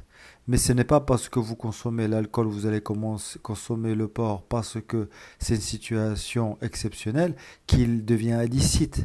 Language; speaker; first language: French; native; French